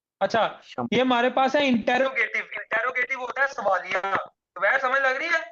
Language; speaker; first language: Urdu; non-native, local second language; Punjabi